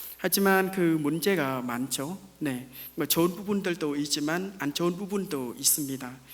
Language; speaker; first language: Korean; non-native, fluent; Khmer